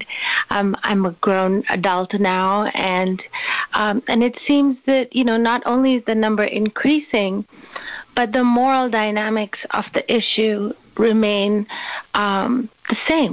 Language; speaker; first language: English; non-native, local second language; Urdu